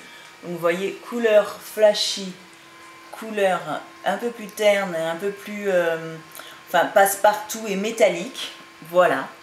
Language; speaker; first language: French; native; French